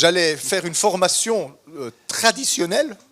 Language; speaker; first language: French; native; French